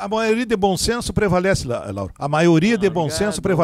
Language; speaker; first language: Portuguese; native; Portuguese